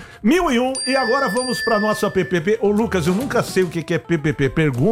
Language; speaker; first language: Portuguese; native; Portuguese